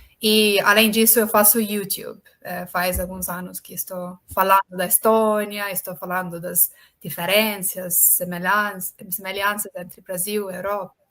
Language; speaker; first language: Portuguese; non-native, fluent; Estonian